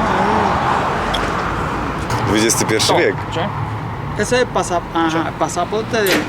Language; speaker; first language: Spanish; non-native, learner; Polish